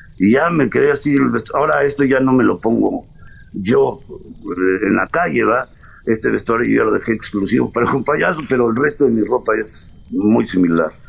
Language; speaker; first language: Spanish; native; Spanish